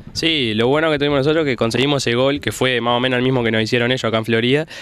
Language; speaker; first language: Spanish; native; Spanish